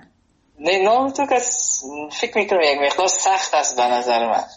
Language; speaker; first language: Persian; native; Persian